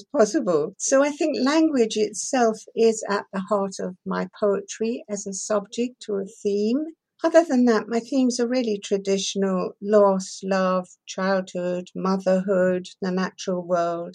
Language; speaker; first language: English; early bilingual, other home language; Persian